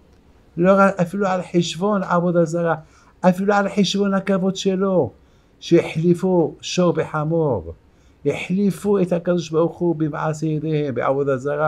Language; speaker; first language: Hebrew; non-native, fluent; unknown